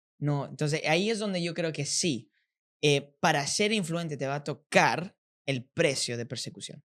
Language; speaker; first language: Spanish; early bilingual, heritage; Spanish